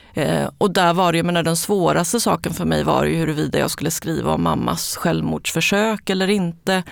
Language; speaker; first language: Swedish; early bilingual, other home language; Spanish